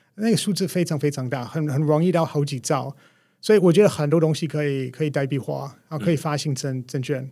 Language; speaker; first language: Chinese; non-native, fluent; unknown